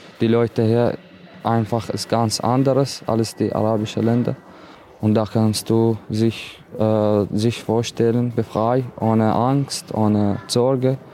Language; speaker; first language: German; non-native, learner; Arabic